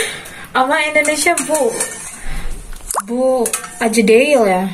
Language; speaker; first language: Turkish; non-native, learner; Indonesian